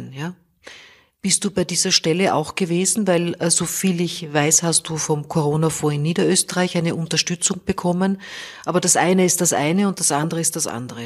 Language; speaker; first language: German; native; German